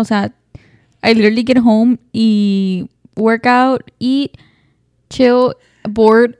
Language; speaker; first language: English; early bilingual, other home language; Spanish